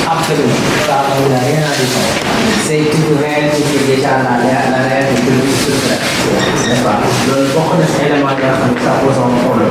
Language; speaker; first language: French; non-native, local second language; Wolof